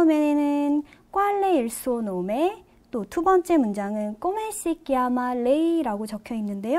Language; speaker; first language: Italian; non-native, fluent; Korean